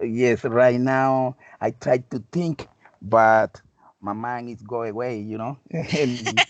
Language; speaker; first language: English; non-native, learner; Spanish